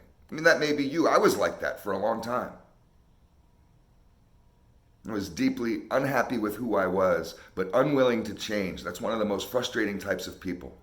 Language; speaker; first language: English; native; English